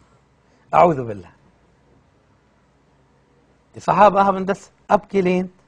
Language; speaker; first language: German; non-native, fluent; Arabic